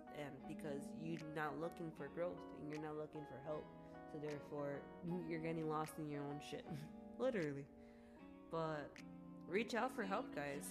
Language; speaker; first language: English; native; English